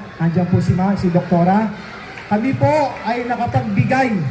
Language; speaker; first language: Filipino; native; Filipino